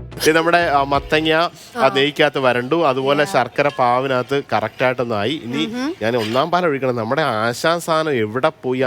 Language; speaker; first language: Malayalam; native; Malayalam